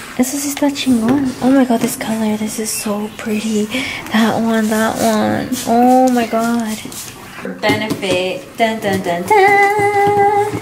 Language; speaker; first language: English; early bilingual, other home language; Spanish